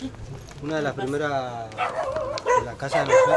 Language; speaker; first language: Spanish; native; Spanish